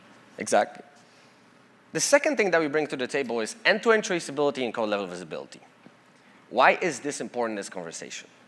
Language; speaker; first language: English; non-native, fluent; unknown